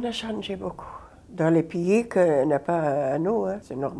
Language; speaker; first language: French; non-native, learner; Arabic